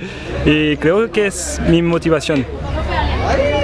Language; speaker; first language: Spanish; non-native, fluent; French